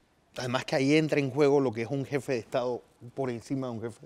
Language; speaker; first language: Spanish; native; Spanish